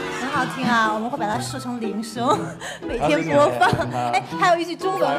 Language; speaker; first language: Chinese; native; Chinese